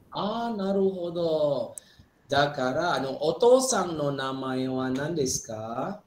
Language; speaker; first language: Japanese; non-native, fluent; Malay